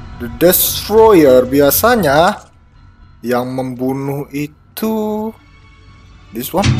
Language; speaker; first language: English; non-native, learner; Indonesian